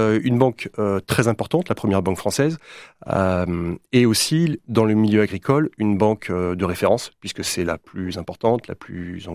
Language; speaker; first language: French; native; French